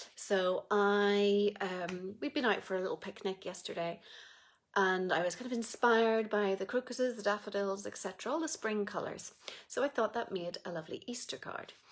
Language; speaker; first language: English; native; English